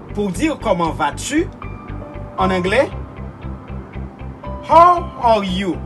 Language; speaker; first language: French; non-native, local second language; Haitian Creole